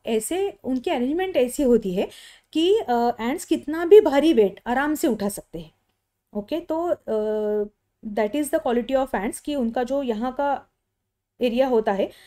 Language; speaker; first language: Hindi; non-native, local second language; Marathi